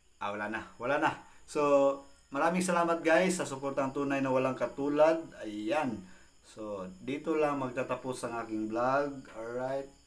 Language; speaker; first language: Filipino; non-native, local second language; Cebuano